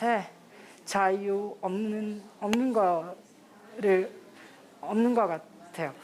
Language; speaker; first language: Korean; early bilingual, heritage; Portuguese